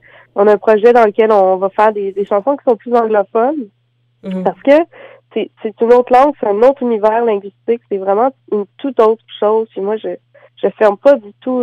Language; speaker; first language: French; native; French